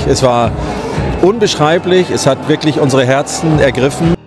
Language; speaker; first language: German; native; German